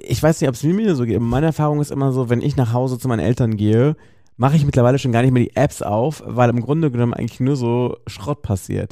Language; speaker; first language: German; native; German